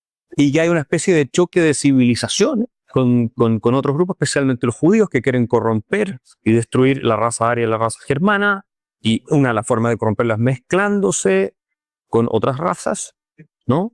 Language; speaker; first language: Spanish; native; Spanish